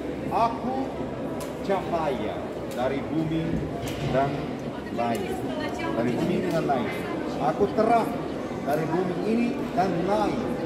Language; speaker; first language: Indonesian; non-native, fluent; Turkish